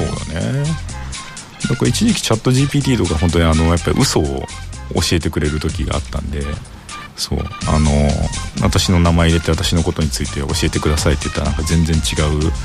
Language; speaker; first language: Japanese; native; Japanese